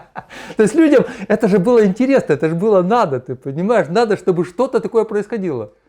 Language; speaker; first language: Russian; native; Russian